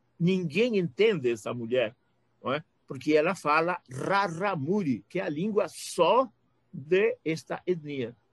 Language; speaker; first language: Portuguese; native; Portuguese